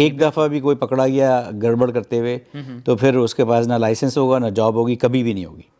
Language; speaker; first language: Urdu; native; Urdu